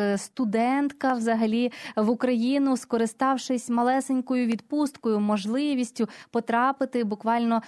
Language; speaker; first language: Ukrainian; native; Ukrainian